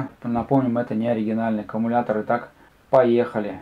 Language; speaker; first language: Russian; native; Russian